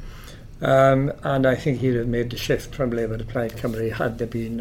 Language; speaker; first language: English; native; English